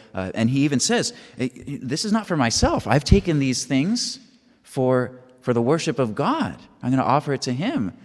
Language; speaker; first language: English; native; English